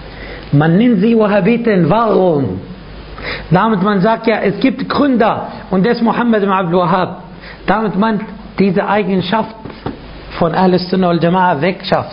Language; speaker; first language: German; non-native, fluent; Arabic